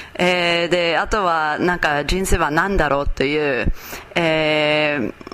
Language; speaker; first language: Japanese; non-native, fluent; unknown